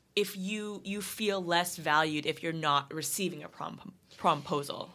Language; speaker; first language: English; native; English